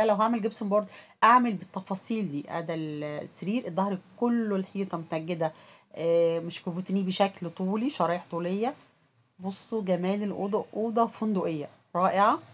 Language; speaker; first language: Arabic; native; Arabic